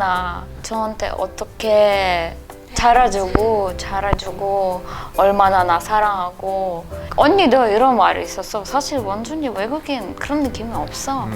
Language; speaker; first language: Korean; non-native, learner; Russian